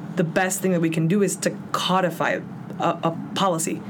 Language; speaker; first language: English; early bilingual, other home language; Spanish